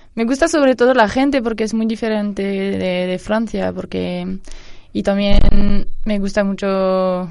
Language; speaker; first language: Spanish; non-native, fluent; French